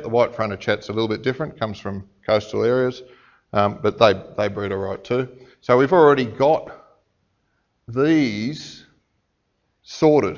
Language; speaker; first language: English; native; English